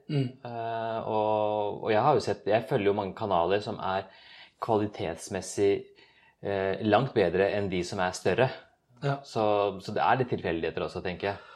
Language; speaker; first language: Norwegian; early bilingual, other home language; Urdu